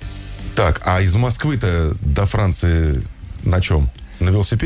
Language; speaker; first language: Russian; native; Russian